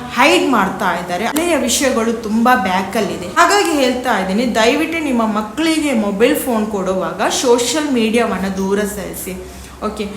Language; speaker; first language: Kannada; native; Kannada